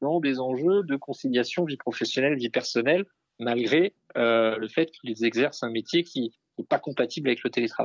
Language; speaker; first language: French; native; French